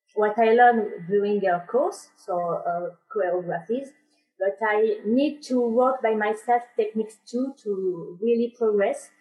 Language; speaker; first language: English; non-native, learner; French